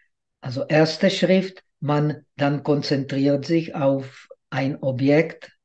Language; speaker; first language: German; non-native, fluent; Czech